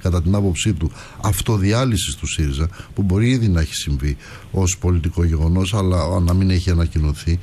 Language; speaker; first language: Greek; native; Greek